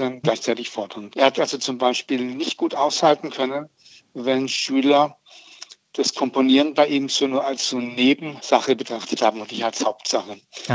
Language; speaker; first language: German; native; German